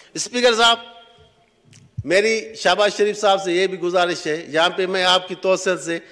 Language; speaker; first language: Urdu; non-native, local second language; Sindhi